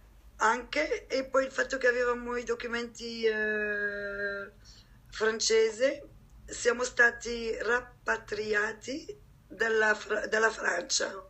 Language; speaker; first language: Italian; non-native, fluent; French